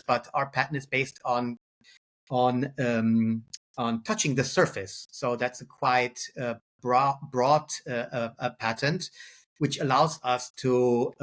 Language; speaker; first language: English; non-native, fluent; German